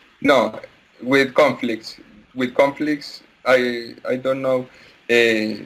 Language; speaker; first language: English; non-native, learner; Spanish